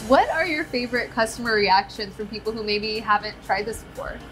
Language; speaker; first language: English; native; English